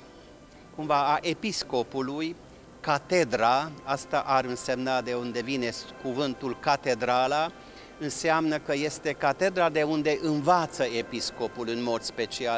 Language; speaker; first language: Romanian; non-native, local second language; Hungarian